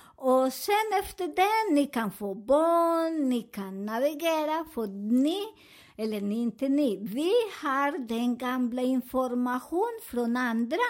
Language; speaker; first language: Swedish; non-native, learner; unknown